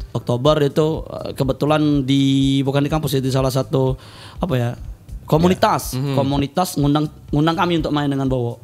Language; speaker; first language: Indonesian; non-native, local second language; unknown